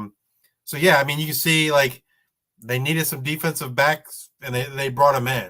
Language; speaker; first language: English; native; English